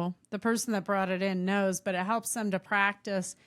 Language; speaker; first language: English; native; English